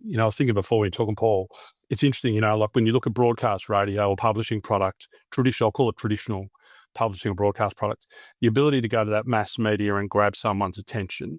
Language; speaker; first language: English; native; English